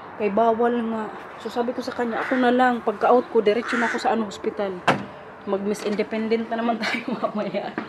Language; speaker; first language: Filipino; non-native, local second language; Waray